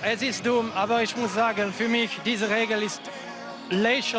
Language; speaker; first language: German; non-native, local second language; French